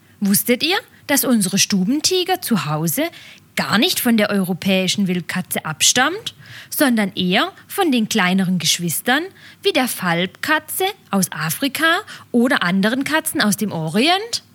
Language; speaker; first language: German; native; German